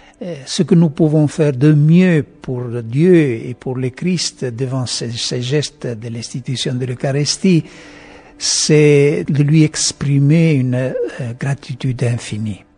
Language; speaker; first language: French; native; French